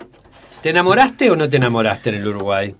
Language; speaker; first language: Spanish; native; Spanish